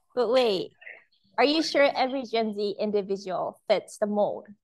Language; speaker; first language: English; early bilingual, other home language; Japanese